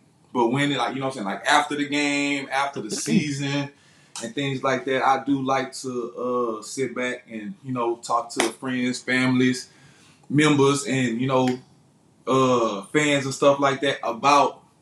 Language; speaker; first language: English; native; English